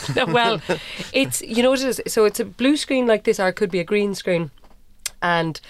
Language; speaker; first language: English; native; English